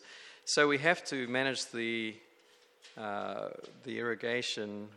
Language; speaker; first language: English; native; English